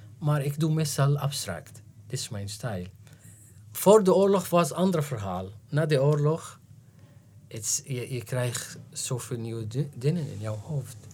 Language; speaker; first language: Dutch; non-native, learner; Arabic